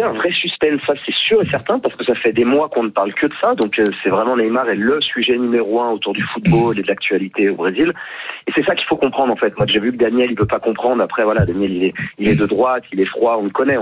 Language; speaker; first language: French; native; French